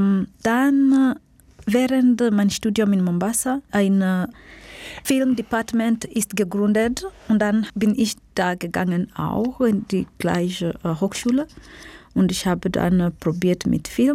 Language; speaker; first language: German; non-native, fluent; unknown